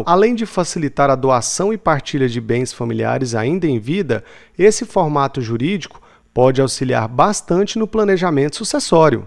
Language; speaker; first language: Portuguese; native; Portuguese